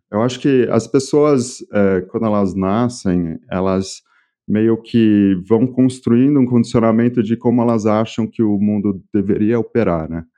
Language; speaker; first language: Portuguese; native; Portuguese